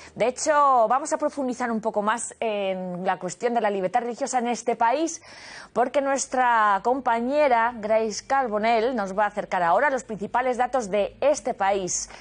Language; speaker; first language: Spanish; native; Spanish